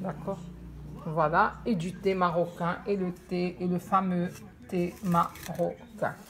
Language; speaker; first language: French; non-native, local second language; Arabic